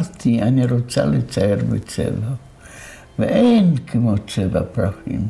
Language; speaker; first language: Hebrew; non-native, fluent; Polish